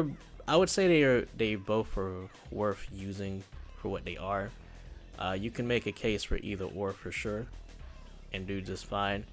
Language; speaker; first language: English; native; English